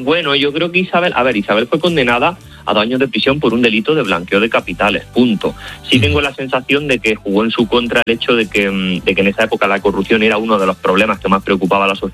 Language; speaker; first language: Spanish; native; Spanish